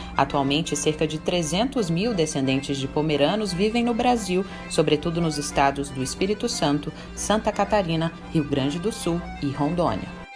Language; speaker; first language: Portuguese; native; Portuguese